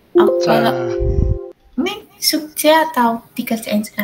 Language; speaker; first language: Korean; non-native, learner; Indonesian